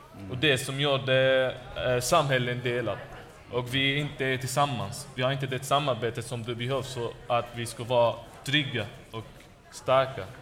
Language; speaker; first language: Swedish; non-native, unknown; Arabic